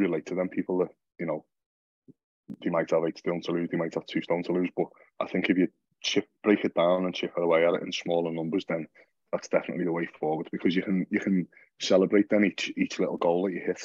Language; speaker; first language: English; native; English